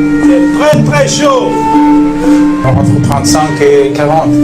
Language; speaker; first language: French; non-native, learner; Spanish